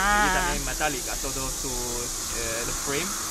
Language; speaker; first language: Spanish; non-native, learner; Chinese